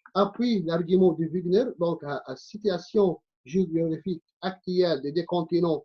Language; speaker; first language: French; non-native, local second language; Arabic